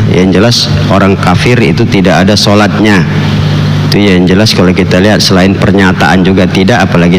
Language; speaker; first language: Indonesian; native; Indonesian